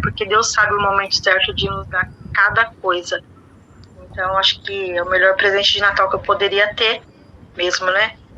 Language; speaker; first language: Portuguese; native; Portuguese